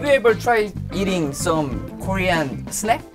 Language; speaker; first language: English; non-native, learner; Korean